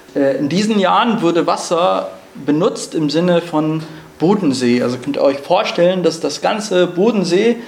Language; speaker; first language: German; non-native, fluent; Arabic